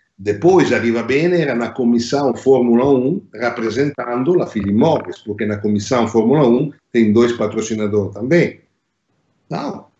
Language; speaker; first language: Portuguese; non-native, fluent; Italian